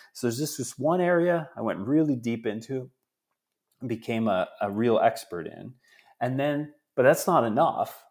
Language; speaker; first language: English; early bilingual, other home language; Italian